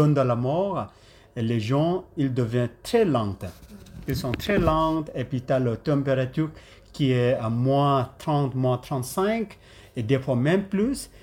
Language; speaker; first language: French; non-native, learner; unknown